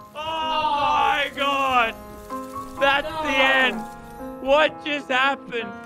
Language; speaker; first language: English; native; English